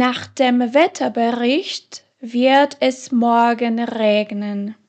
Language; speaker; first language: German; non-native, fluent; Slovak